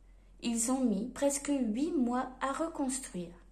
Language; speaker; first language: French; native; French